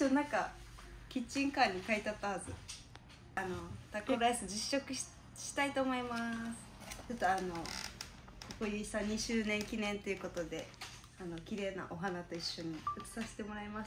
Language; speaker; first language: Japanese; native; Japanese